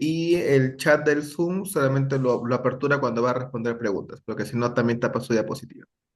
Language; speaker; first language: Spanish; native; Spanish